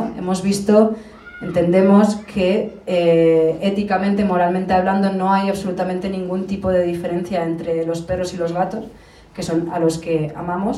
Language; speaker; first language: Spanish; native; Spanish